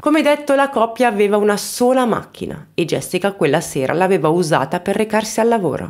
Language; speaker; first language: Italian; native; Italian